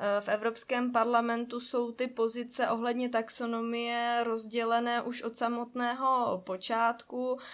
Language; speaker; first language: Czech; native; Czech